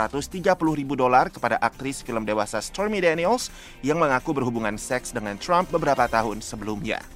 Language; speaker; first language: Indonesian; native; Indonesian